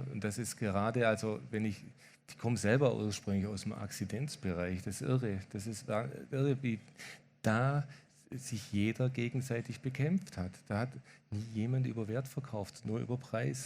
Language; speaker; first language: German; native; German